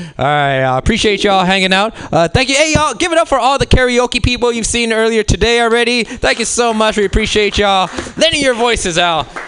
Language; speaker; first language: English; native; English